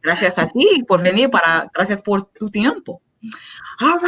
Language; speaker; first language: Spanish; non-native, learner; English